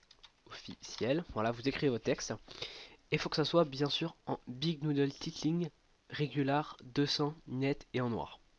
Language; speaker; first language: French; native; French